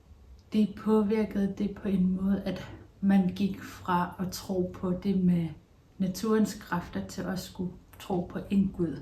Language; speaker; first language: Danish; non-native, local second language; Kalaallisut